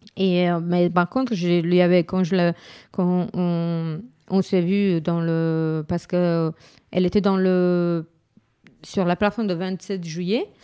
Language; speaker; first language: French; non-native, fluent; Romany